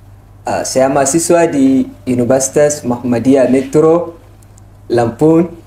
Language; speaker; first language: Indonesian; non-native, learner; Hausa